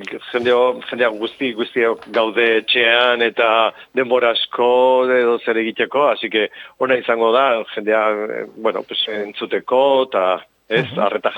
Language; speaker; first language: Basque; non-native, local second language; Spanish